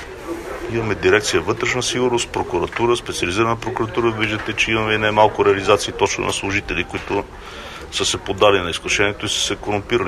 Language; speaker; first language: Bulgarian; native; Bulgarian